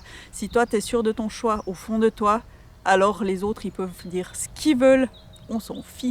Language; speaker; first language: French; native; French